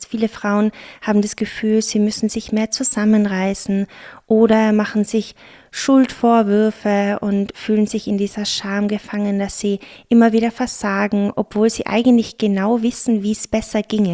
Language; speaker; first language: German; native; German